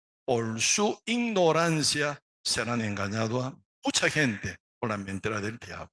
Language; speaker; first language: Spanish; non-native, learner; Korean